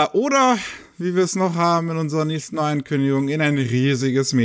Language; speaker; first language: German; native; German